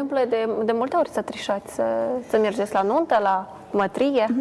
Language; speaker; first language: Romanian; native; Romanian